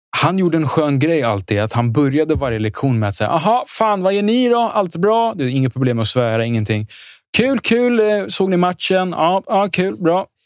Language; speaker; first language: Swedish; early bilingual, other home language; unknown